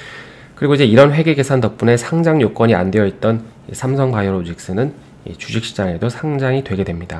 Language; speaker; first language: Korean; native; Korean